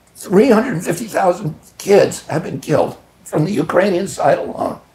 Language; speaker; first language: English; native; English